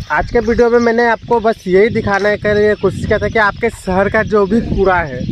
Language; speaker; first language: Hindi; non-native, local second language; Assamese